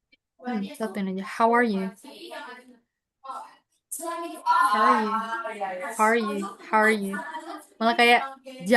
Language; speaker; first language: English; non-native, fluent; Indonesian